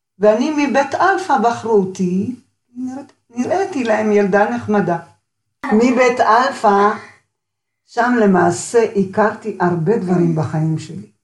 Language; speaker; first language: Hebrew; early bilingual, other home language; Arabic